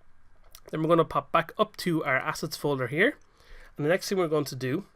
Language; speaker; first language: English; native; English